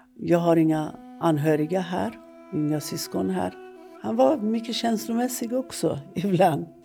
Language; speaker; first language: Swedish; non-native, fluent; Persian